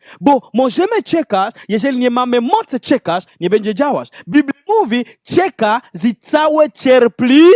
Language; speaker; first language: Polish; non-native, learner; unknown